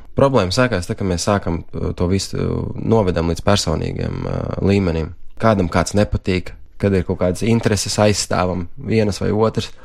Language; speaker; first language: Latvian; native; Latvian